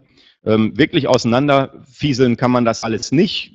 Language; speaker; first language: German; native; German